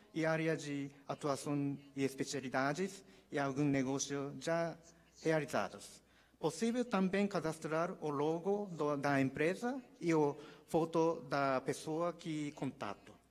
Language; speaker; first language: Portuguese; non-native, learner; Japanese